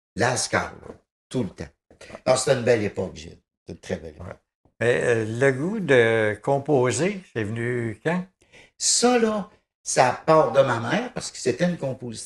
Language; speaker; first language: French; native; French